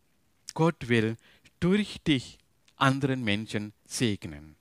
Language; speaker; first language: German; non-native, learner; Tamil